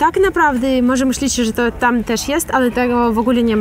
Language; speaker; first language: Polish; non-native, fluent; Ukrainian